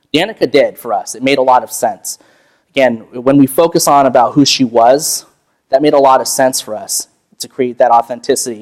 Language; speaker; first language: English; native; English